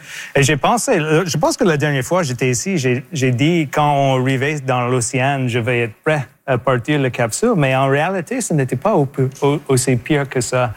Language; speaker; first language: French; non-native, local second language; English